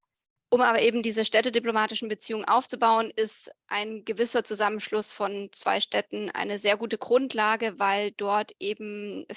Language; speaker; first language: German; native; German